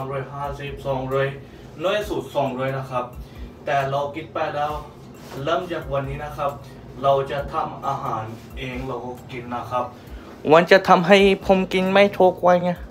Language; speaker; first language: Thai; non-native, fluent; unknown